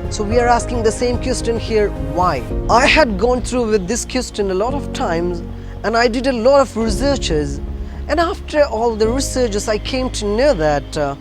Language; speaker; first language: English; non-native, local second language; Malayalam